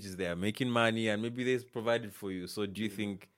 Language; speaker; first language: English; native; English